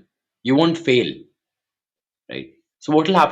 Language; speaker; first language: English; non-native, local second language; Hindi